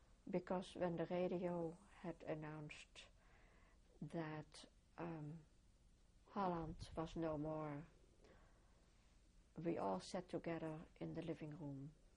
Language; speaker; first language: English; non-native, fluent; Dutch